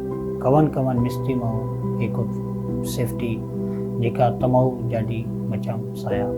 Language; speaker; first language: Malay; non-native, learner; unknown